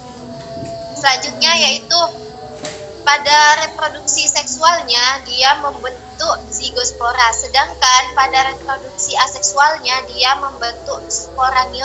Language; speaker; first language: Indonesian; native; Indonesian